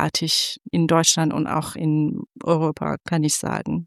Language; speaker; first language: German; non-native, fluent; Persian